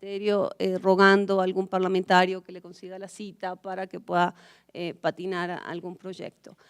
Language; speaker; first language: Spanish; native; Spanish